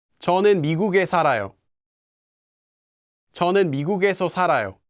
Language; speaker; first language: Korean; non-native, fluent; English